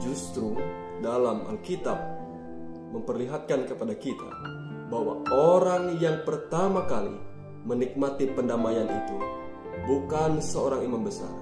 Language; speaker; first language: Indonesian; native; Indonesian